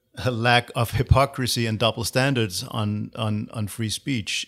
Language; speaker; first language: English; non-native, fluent; Danish